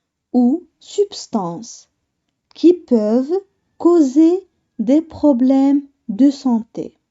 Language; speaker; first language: French; non-native, local second language; Arabic